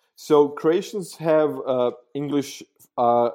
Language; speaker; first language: English; non-native, fluent; Croatian